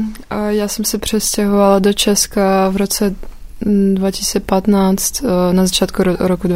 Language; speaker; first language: Czech; non-native, fluent; Russian